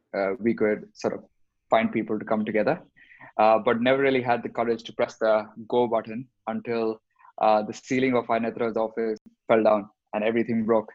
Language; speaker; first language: English; non-native, local second language; Hindi